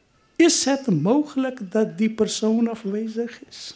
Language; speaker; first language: Dutch; non-native, fluent; Urdu